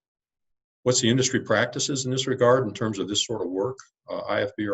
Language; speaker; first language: English; native; English